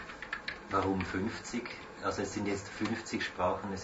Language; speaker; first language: German; native; German